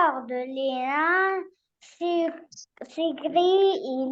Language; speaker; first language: French; non-native, learner; Arabic